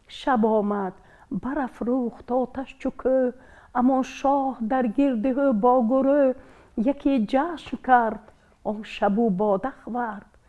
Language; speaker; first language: Tajik; non-native, local second language; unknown